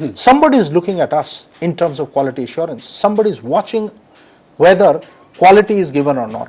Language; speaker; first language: English; non-native, local second language; Nepali